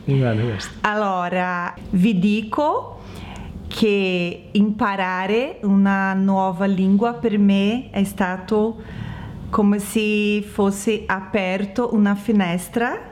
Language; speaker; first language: Italian; non-native, learner; Portuguese